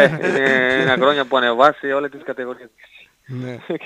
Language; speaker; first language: Greek; non-native, learner; Spanish